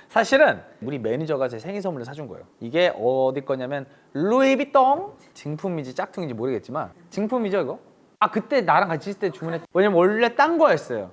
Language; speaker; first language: Korean; early bilingual, heritage; English